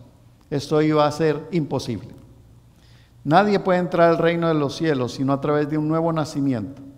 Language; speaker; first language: Spanish; native; Spanish